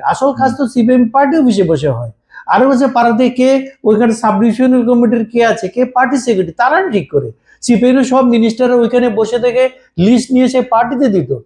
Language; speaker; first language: Bangla; native; Bangla